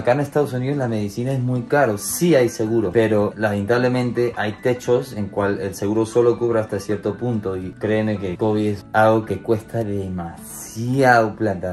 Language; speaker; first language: Spanish; non-native, fluent; English